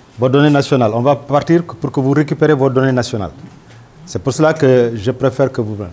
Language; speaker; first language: French; non-native, local second language; Wolof